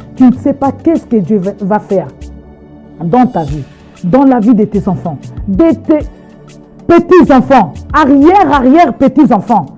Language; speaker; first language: French; non-native, local second language; Lingala